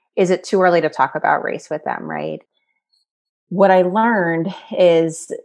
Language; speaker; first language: English; native; English